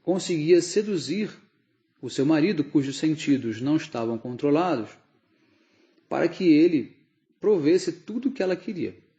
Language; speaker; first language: Portuguese; native; Portuguese